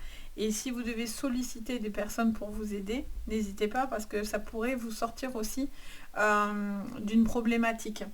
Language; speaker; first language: French; native; French